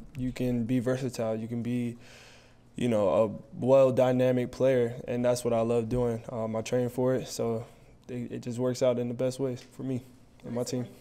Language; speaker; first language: English; native; English